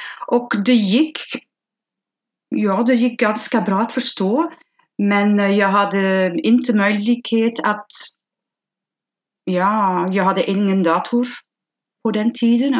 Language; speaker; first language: Swedish; non-native, learner; Dutch